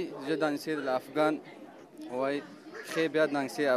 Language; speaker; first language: French; non-native, learner; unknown